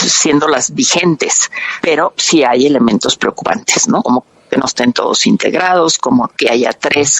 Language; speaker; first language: Spanish; native; Spanish